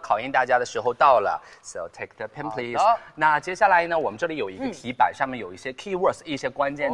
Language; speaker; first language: Chinese; native; Chinese